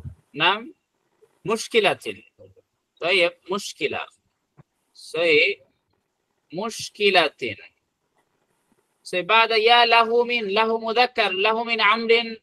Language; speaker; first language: Arabic; non-native, fluent; Bangla